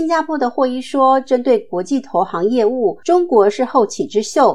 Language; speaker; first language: Chinese; native; Chinese